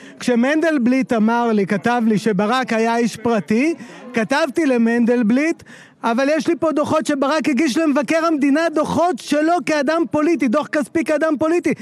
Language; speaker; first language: Hebrew; native; Hebrew